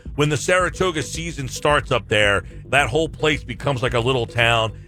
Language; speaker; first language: English; native; English